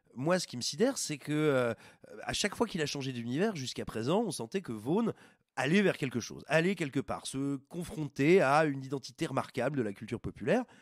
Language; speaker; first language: French; native; French